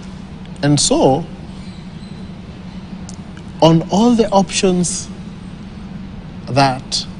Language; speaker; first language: English; non-native, local second language; Swahili